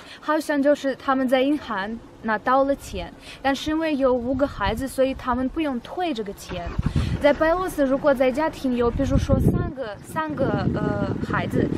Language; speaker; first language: Chinese; non-native, fluent; Russian